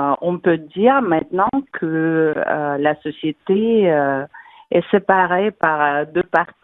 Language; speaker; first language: French; non-native, fluent; Russian